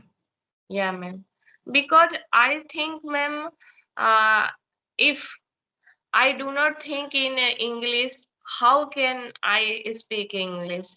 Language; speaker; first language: English; non-native, learner; Hindi